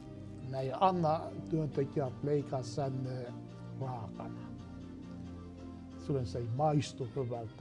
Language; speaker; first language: Finnish; non-native, learner; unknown